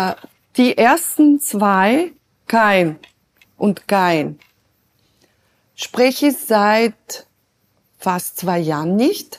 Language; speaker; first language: German; non-native, fluent; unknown